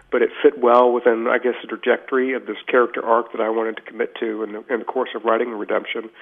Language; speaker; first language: English; native; English